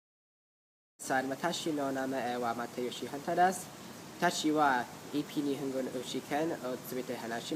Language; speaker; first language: Japanese; non-native, learner; English